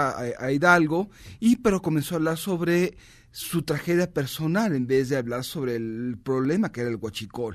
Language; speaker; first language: Spanish; native; Spanish